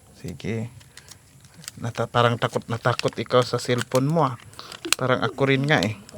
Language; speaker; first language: Filipino; native; Filipino